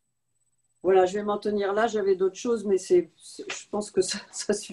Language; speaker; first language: French; native; French